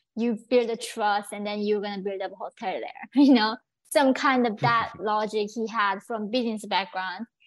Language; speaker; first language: English; early bilingual, other home language; Korean